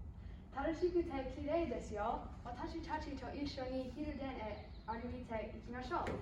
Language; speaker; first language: Japanese; non-native, learner; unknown